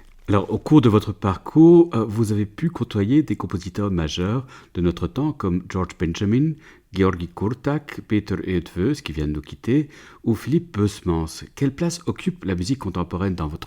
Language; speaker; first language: French; native; French